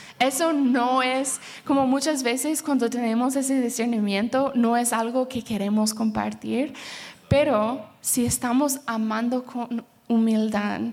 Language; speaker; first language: Spanish; early bilingual, heritage; Spanish